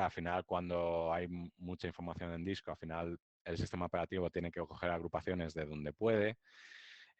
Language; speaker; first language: Spanish; native; Spanish